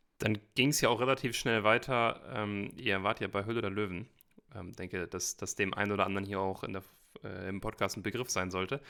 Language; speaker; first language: German; native; German